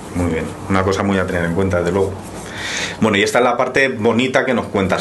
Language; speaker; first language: Spanish; native; Spanish